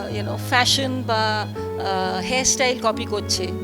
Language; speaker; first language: Bangla; native; Bangla